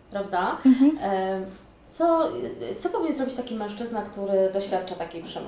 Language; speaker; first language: Polish; native; Polish